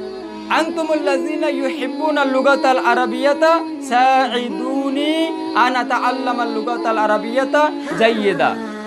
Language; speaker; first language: Arabic; non-native, learner; Bangla